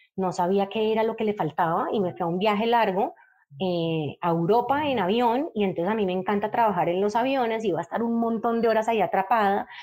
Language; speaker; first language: Spanish; native; Spanish